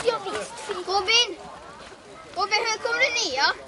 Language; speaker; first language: Swedish; early bilingual, other home language; Achinese